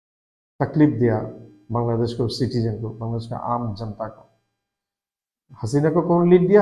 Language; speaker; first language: Hindi; non-native, learner; Bangla